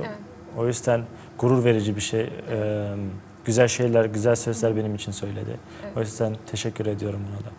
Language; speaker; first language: Turkish; early bilingual, heritage; Turkish